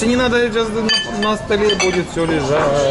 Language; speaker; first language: Russian; native; Russian